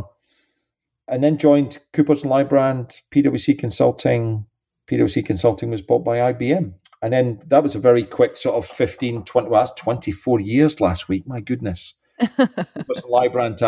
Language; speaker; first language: English; native; English